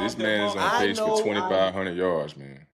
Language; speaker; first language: English; native; English